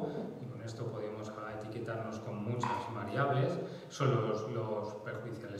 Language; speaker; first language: Spanish; native; Spanish